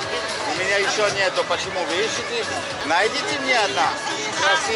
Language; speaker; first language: Russian; non-native, fluent; English